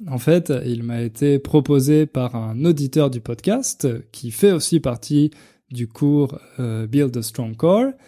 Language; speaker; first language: French; native; French